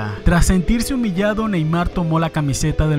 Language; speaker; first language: Spanish; native; Spanish